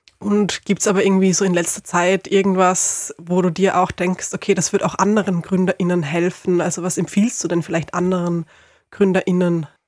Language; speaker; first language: German; native; German